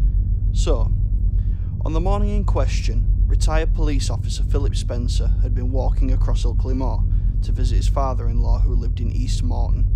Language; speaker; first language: English; native; English